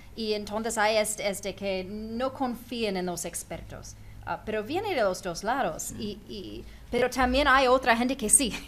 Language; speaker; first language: Spanish; non-native, fluent; English